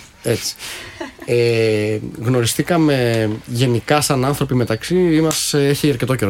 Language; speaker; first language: Greek; native; Greek